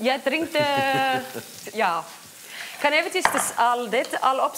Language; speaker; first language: Dutch; non-native, fluent; Icelandic